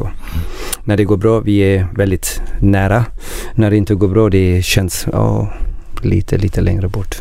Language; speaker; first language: Swedish; non-native, learner; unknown